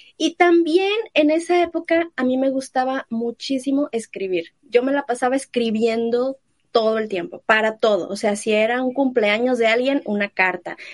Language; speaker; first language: Spanish; native; Spanish